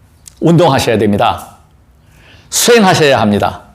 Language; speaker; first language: Korean; native; Korean